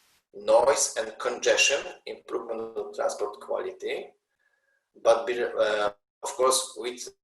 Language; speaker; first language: English; non-native, learner; Polish